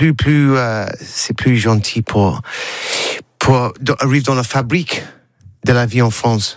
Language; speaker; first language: French; non-native, learner; English